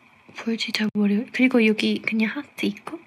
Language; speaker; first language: Korean; non-native, fluent; English